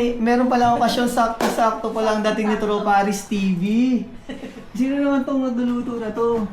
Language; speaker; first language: Filipino; native; Filipino